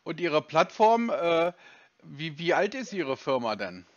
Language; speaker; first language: German; native; German